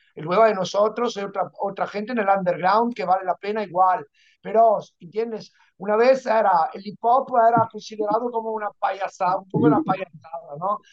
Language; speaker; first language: Spanish; non-native, fluent; Italian